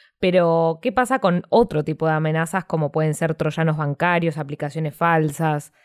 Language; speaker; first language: Spanish; native; Spanish